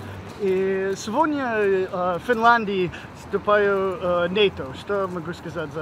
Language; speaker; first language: Russian; non-native, learner; English